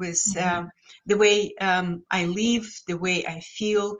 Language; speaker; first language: English; non-native, fluent; Lithuanian